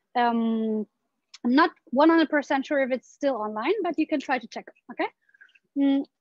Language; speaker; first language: English; non-native, fluent; German